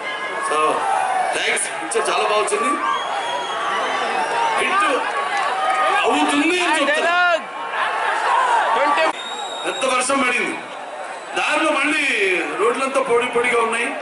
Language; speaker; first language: Telugu; native; Telugu